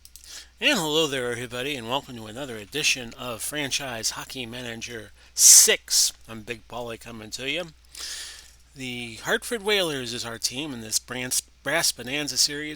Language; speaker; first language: English; native; English